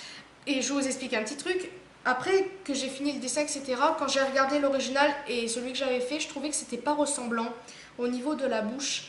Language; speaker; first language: French; native; French